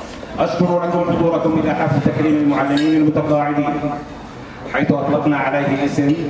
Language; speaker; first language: Arabic; native; Arabic